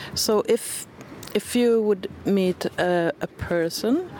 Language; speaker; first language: English; non-native, fluent; Swedish